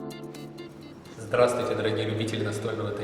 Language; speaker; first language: Russian; native; Russian